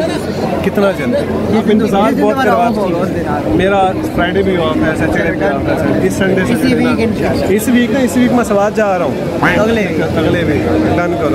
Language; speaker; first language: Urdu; non-native, local second language; Punjabi